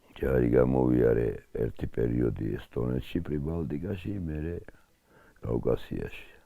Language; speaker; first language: Georgian; non-native, local second language; Svan